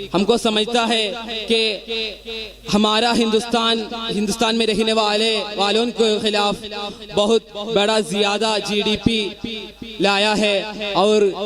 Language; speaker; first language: Hindi; non-native, local second language; Malayalam